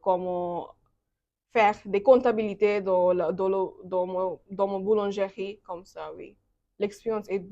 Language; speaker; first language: French; non-native, learner; Bangla